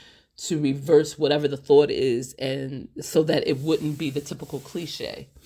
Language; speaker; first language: English; native; English